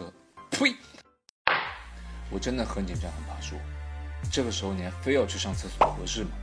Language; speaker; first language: Chinese; native; Chinese